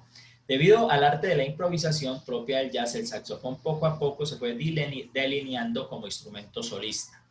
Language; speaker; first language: Spanish; native; Spanish